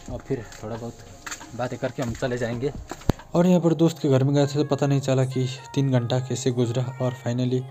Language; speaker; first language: Hindi; non-native, local second language; Nepali